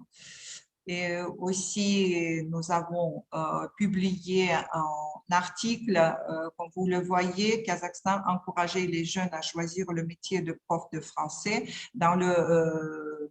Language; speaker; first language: French; non-native, fluent; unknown